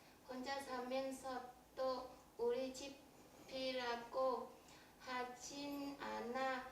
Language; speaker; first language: Korean; non-native, learner; Vietnamese